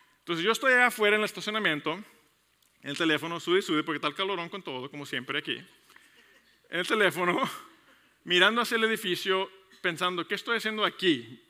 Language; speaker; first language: Spanish; early bilingual, heritage; Spanish